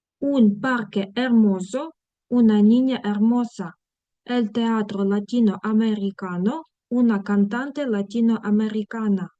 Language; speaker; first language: Spanish; non-native, fluent; Ukrainian